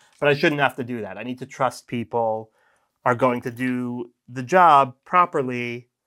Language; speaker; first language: English; native; English